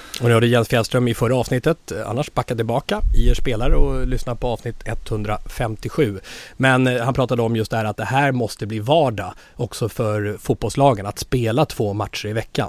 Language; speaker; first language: Swedish; native; Swedish